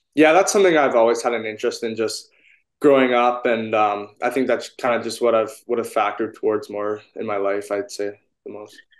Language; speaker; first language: English; native; English